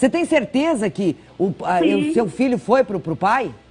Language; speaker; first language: Portuguese; native; Portuguese